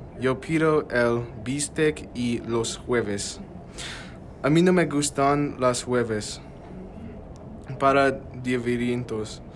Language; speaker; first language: Spanish; non-native, learner; English